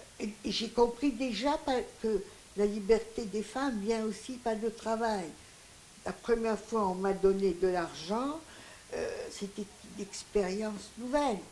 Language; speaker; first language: French; non-native, local second language; Greek